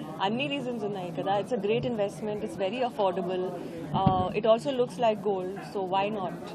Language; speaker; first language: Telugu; non-native, learner; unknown